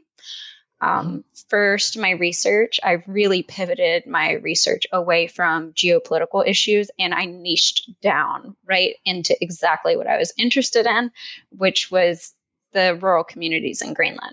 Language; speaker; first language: English; native; English